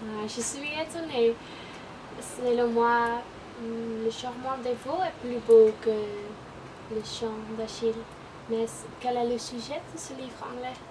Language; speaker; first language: French; non-native, learner; Dutch